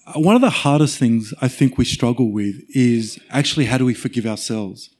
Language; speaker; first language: English; native; English